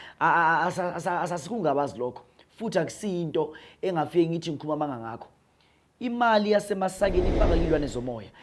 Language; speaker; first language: Zulu; non-native, local second language; Northern Sotho